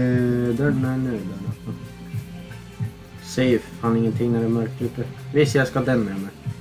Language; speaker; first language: Swedish; native; Swedish